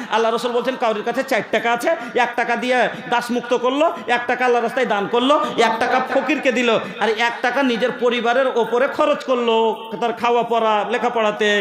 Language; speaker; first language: Bangla; non-native, local second language; Bhojpuri